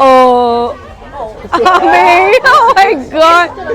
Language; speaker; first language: English; non-native, local second language; Hindi